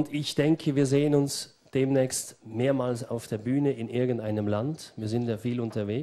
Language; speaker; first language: German; native; German